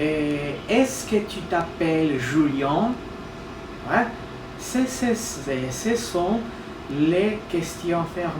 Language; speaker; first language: French; non-native, fluent; Spanish